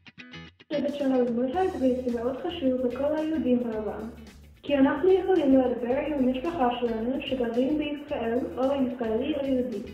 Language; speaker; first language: Hebrew; non-native, learner; English